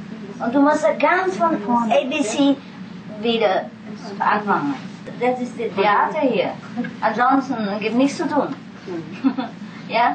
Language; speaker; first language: German; non-native, fluent; Vietnamese